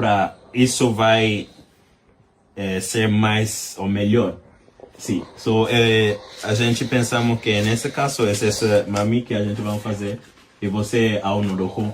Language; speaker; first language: Portuguese; non-native, learner; English